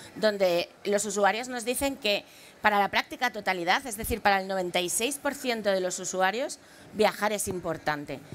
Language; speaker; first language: Spanish; native; Spanish